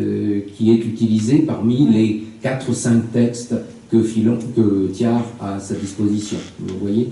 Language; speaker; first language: French; native; French